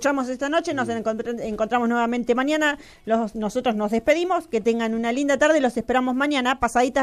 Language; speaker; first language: Spanish; native; Spanish